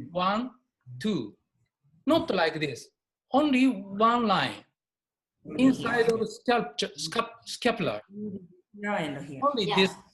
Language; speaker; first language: English; non-native, learner; Japanese